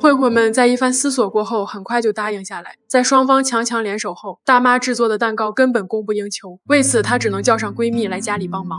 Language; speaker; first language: Chinese; native; Chinese